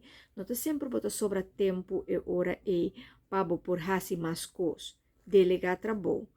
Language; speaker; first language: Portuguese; non-native, learner; Papiamento